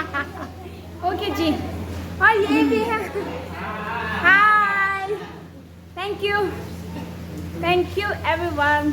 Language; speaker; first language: Hindi; non-native, local second language; Tibetan